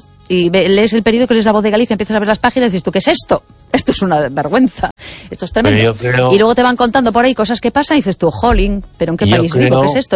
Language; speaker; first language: Spanish; native; Spanish